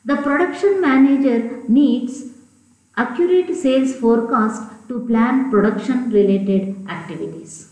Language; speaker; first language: English; non-native, local second language; Kannada